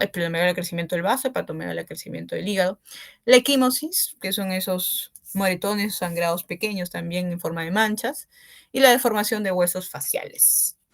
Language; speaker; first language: Spanish; native; Spanish